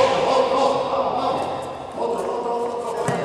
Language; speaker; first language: Spanish; non-native, learner; Portuguese